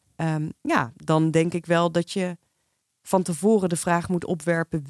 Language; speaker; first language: Dutch; native; Dutch